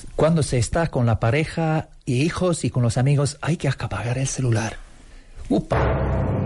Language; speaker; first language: Spanish; non-native, fluent; English